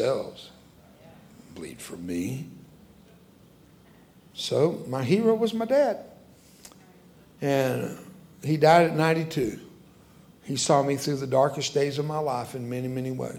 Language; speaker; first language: English; early bilingual, other home language; Spanish